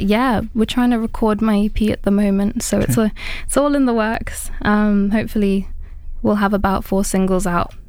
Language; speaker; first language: English; native; English